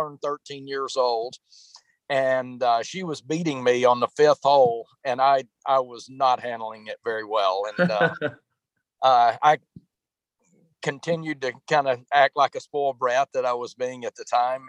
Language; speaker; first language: English; native; English